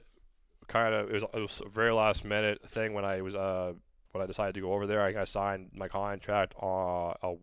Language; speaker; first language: English; native; English